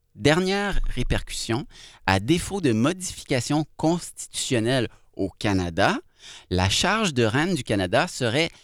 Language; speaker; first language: French; native; French